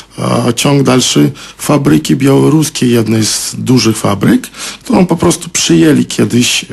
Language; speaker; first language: Polish; non-native, fluent; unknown